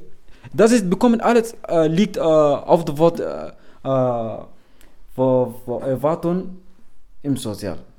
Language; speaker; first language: German; non-native, learner; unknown